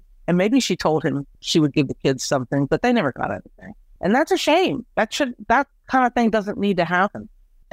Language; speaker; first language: English; native; English